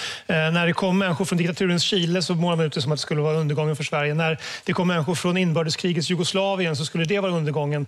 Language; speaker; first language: Swedish; native; Swedish